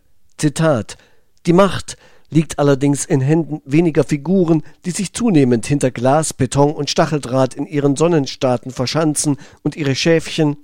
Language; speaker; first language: German; native; German